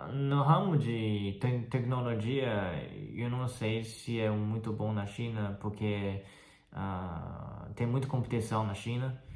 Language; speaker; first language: Portuguese; non-native, fluent; Chinese